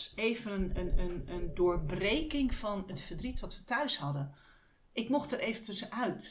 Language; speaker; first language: Dutch; native; Dutch